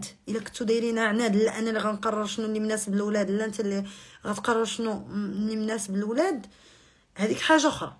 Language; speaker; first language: Arabic; native; Arabic